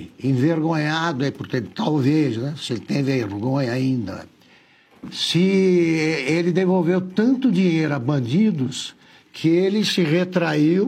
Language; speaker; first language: Portuguese; native; Portuguese